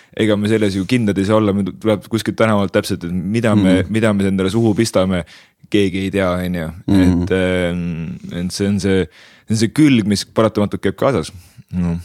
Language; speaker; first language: Estonian; native; Estonian